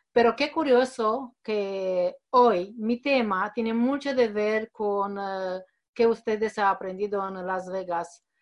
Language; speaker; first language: Spanish; non-native, fluent; Romanian